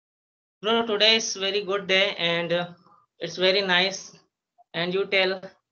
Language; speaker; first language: English; non-native, learner; Hindi